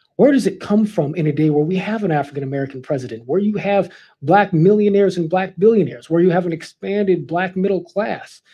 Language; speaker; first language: English; native; English